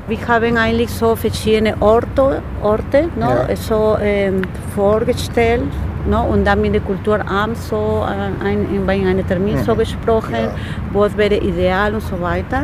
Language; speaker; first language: German; non-native, fluent; Spanish